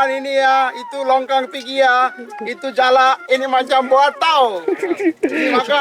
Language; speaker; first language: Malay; non-native, learner; Bangla